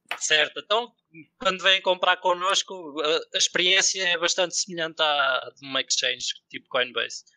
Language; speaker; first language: Portuguese; native; Portuguese